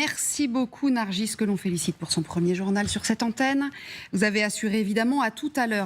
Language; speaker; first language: French; native; French